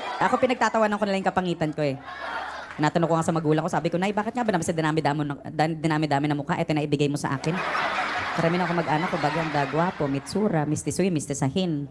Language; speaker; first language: Filipino; non-native, local second language; Waray